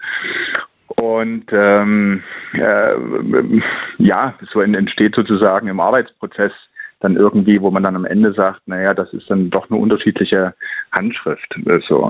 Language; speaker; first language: German; native; German